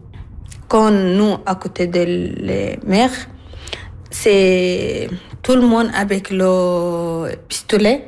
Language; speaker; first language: French; non-native, learner; Arabic